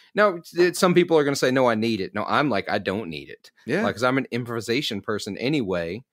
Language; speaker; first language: English; native; English